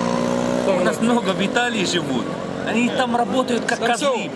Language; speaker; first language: Russian; non-native, fluent; Arabic